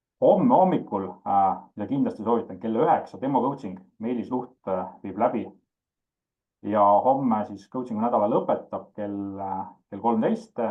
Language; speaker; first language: Estonian; native; Estonian